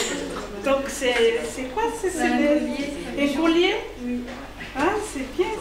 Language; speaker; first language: French; non-native, local second language; Malagasy